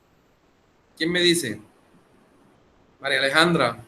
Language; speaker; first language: Spanish; native; Spanish